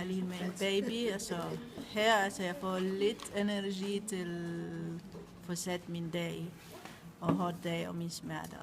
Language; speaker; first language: Danish; non-native, learner; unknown